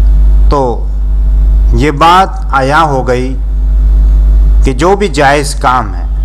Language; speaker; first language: Urdu; native; Urdu